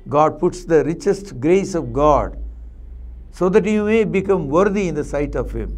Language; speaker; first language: English; non-native, local second language; Tamil